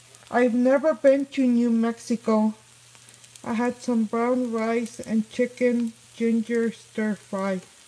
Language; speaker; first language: English; early bilingual, other home language; Spanish